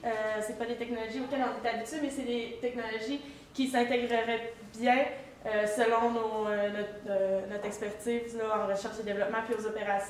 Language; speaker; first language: French; native; French